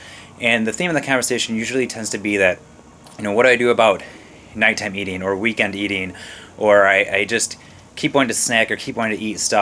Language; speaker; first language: English; native; English